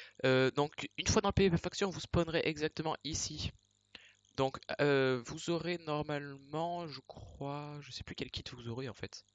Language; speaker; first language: French; native; French